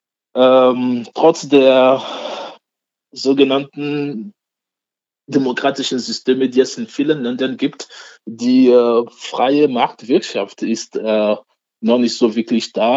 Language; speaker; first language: German; non-native, fluent; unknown